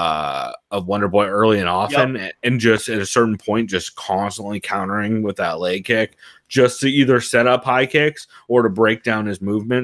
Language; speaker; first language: English; native; English